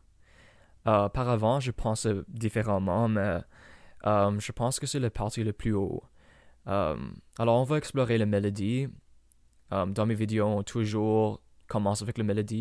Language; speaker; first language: French; non-native, local second language; English